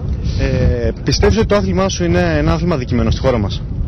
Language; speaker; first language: Greek; native; Greek